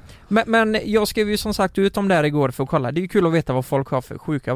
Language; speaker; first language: Swedish; native; Swedish